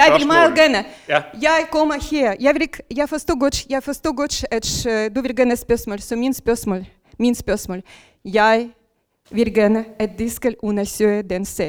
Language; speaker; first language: Danish; non-native, local second language; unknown